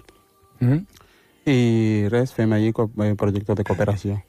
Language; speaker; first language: Catalan; non-native, local second language; Wolof